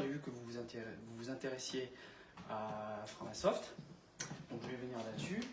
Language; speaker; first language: French; native; French